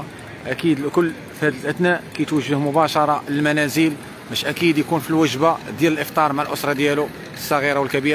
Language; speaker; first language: Arabic; native; Arabic